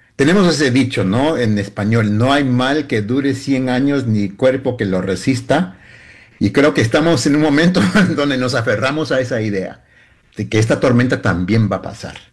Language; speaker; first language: Spanish; early bilingual, heritage; Spanish